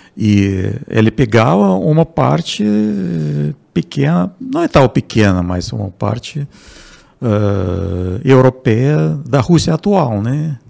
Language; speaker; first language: Portuguese; non-native, fluent; Russian